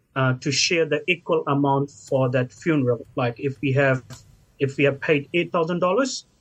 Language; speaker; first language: English; non-native, local second language; Hindi